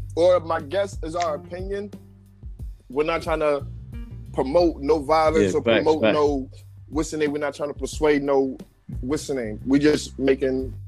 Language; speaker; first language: English; native; English